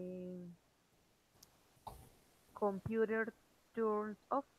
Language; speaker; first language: English; non-native, learner; Spanish